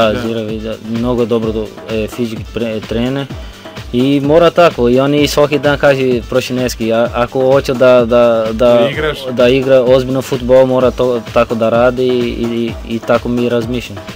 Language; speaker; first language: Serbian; non-native, learner; Portuguese